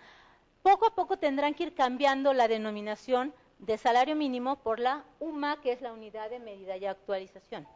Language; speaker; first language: Spanish; native; Spanish